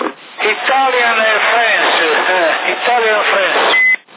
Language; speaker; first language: English; non-native, learner; Italian